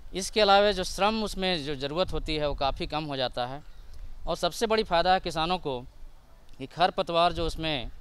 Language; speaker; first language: Hindi; native; Hindi